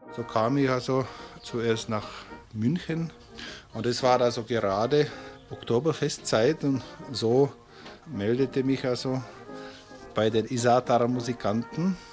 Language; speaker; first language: German; non-native, fluent; Czech